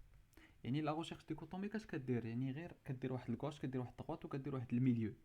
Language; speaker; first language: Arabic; native; Arabic